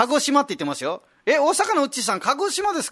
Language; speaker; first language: Japanese; non-native, fluent; Nepali